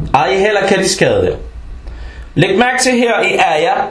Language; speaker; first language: Danish; early bilingual, other home language; Arabic